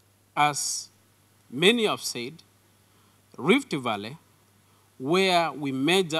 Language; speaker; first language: English; non-native, local second language; Kalenjin